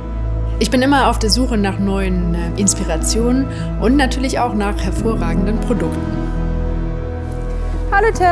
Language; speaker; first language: German; native; German